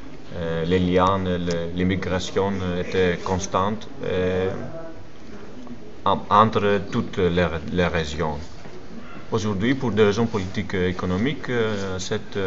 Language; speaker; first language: French; non-native, fluent; Greek